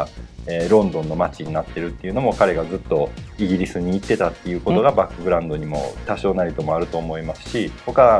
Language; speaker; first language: Japanese; native; Japanese